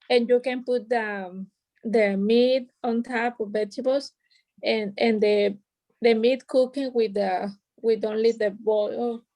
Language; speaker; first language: English; non-native, learner; Spanish